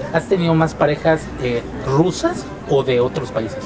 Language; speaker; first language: Spanish; native; Spanish